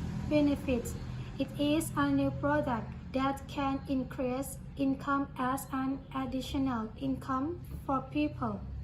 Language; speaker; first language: English; non-native, learner; Thai